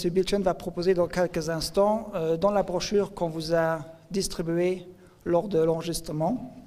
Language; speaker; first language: French; non-native, local second language; Luxembourgish